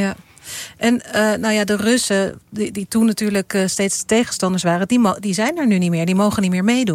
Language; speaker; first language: Dutch; native; Dutch